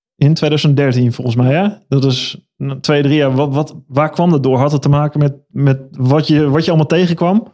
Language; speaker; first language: Dutch; native; Dutch